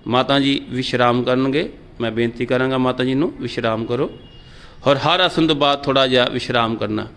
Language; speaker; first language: Hindi; non-native, local second language; Punjabi